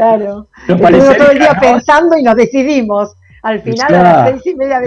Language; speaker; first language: Spanish; native; Spanish